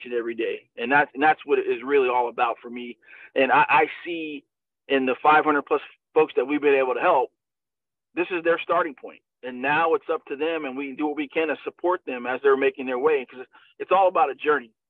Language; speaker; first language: English; native; English